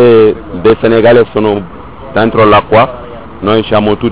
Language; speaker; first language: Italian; non-native, learner; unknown